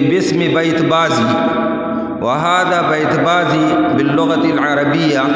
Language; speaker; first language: Arabic; non-native, fluent; Urdu